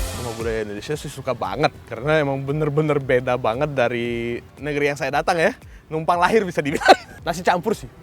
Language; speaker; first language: Indonesian; early bilingual, other home language; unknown